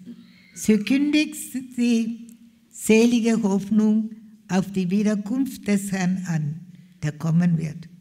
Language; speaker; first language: German; non-native, fluent; Malayalam